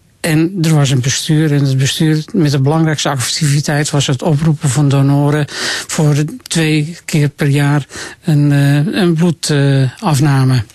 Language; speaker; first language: Dutch; native; Dutch